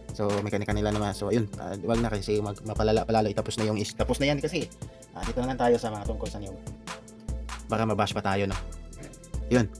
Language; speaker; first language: Filipino; non-native, local second language; Cebuano